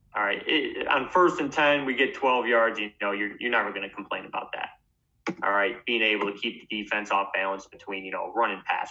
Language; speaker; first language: English; native; English